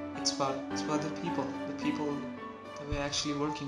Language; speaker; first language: English; non-native, local second language; Nepali